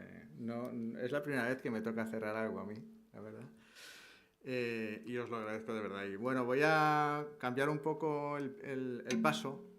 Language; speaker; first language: Spanish; native; Spanish